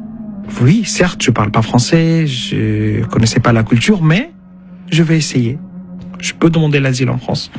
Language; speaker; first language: French; non-native, fluent; Arabic